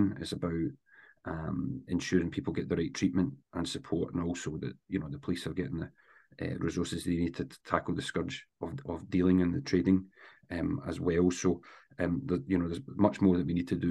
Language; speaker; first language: English; native; English